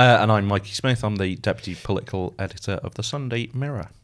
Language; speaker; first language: English; native; English